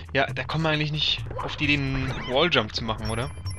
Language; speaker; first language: German; native; German